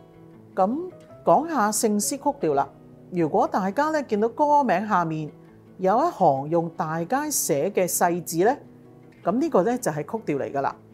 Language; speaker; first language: Chinese; native; Chinese